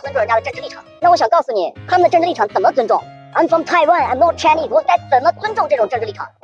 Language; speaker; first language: Chinese; native; Chinese